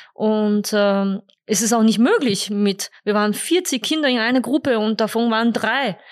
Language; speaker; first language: German; non-native, fluent; Chinese